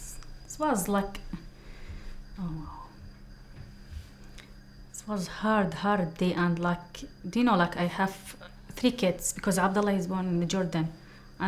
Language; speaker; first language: English; non-native, learner; Arabic